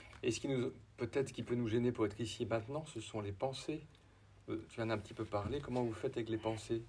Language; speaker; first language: French; native; French